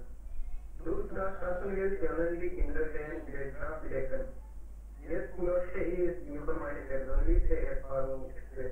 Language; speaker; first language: German; non-native, learner; Hindi